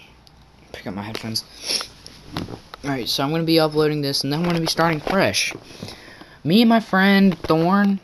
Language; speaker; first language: English; native; English